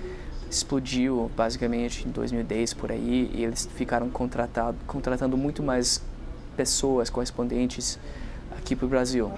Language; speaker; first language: Portuguese; non-native, fluent; English